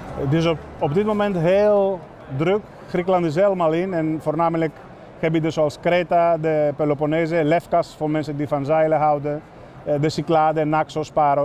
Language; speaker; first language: Dutch; non-native, fluent; Greek